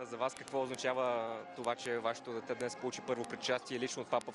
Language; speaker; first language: Bulgarian; native; Bulgarian